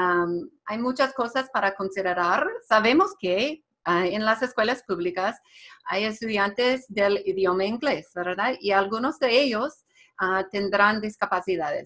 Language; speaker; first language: Spanish; non-native, fluent; English